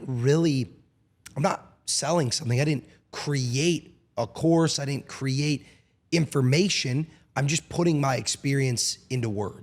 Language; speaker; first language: English; native; English